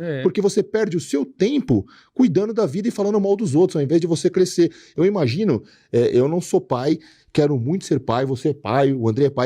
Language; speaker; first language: Portuguese; native; Portuguese